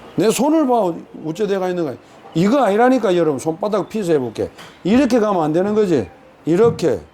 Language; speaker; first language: Korean; native; Korean